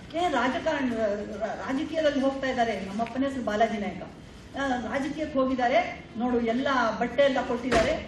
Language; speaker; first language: Kannada; non-native, local second language; Lambadi